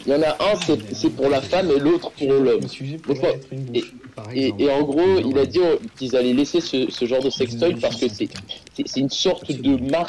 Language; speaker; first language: French; native; French